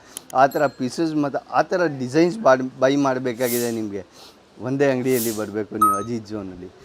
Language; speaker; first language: Kannada; non-native, fluent; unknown